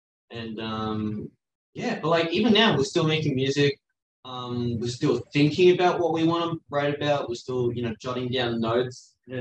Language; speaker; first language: English; early bilingual, other home language; Korean